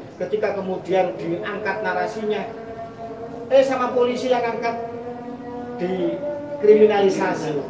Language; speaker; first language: Indonesian; non-native, local second language; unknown